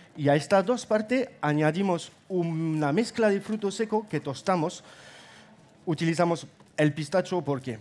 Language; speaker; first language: Spanish; non-native, fluent; German